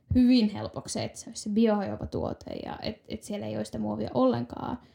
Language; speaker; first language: Finnish; native; Finnish